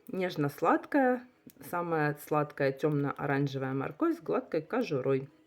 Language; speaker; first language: Russian; non-native, local second language; Ukrainian